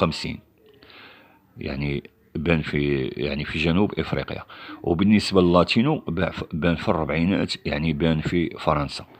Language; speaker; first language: Arabic; native; Arabic